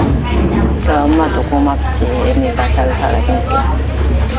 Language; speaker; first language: Korean; native; Korean